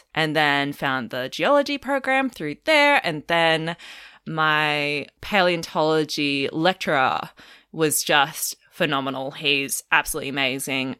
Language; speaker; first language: English; native; English